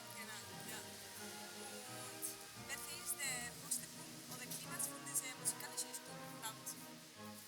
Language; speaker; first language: German; non-native, fluent; Spanish